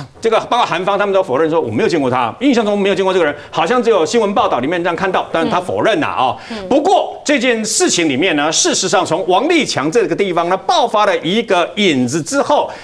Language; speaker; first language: Chinese; native; Chinese